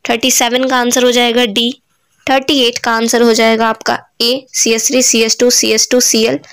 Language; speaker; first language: Hindi; native; Hindi